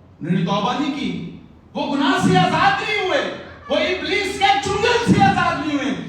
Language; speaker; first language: Urdu; non-native, local second language; Punjabi